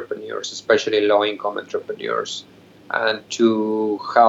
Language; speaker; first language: English; non-native, fluent; Spanish